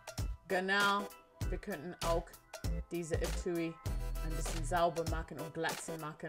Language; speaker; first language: German; non-native, learner; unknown